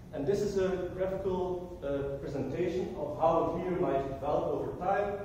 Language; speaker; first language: English; non-native, fluent; Dutch